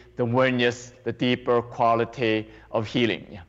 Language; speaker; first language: English; non-native, fluent; Chinese